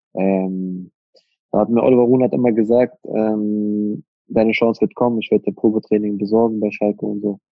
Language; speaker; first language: German; native; German